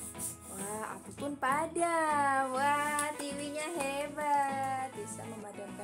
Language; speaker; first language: Indonesian; native; Indonesian